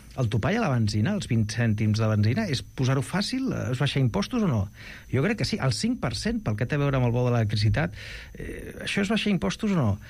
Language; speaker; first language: Catalan; non-native, local second language; Spanish